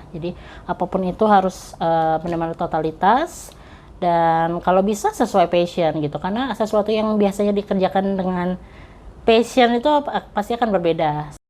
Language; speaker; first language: Indonesian; native; Indonesian